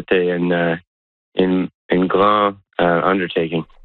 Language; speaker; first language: French; non-native, local second language; English